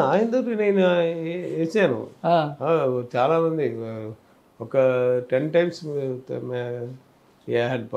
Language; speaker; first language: Telugu; non-native, learner; Tamil